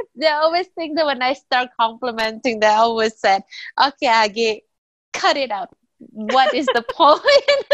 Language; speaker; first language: English; non-native, fluent; Indonesian